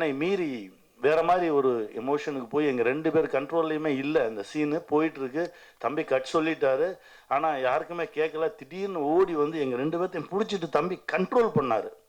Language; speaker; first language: Tamil; native; Tamil